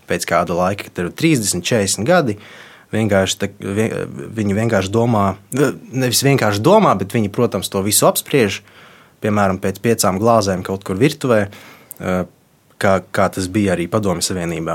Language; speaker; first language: Latvian; non-native, local second language; Russian